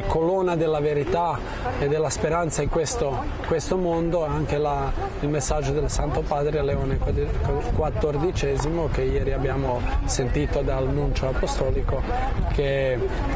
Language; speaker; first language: Italian; non-native, fluent; Croatian